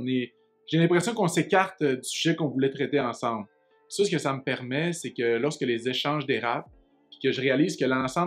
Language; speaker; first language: French; native; French